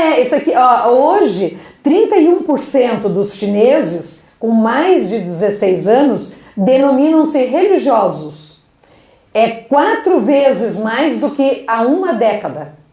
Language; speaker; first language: Portuguese; native; Portuguese